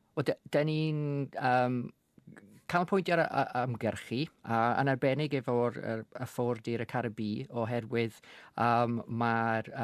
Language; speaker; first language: Welsh; non-native, fluent; English